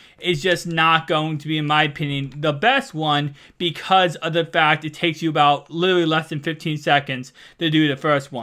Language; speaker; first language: English; native; English